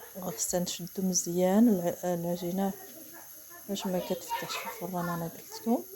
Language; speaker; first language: Arabic; native; Arabic